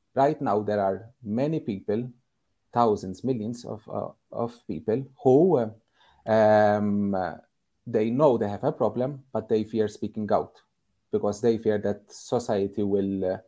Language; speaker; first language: English; non-native, fluent; Maltese